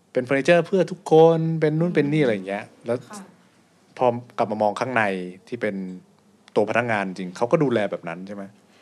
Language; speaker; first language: Thai; native; Thai